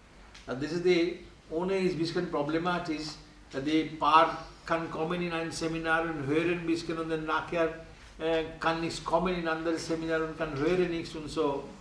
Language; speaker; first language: German; non-native, learner; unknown